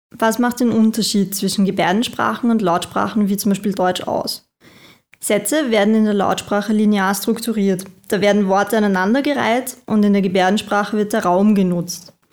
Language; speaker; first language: German; native; German